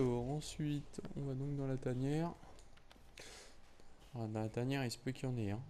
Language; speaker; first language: French; native; French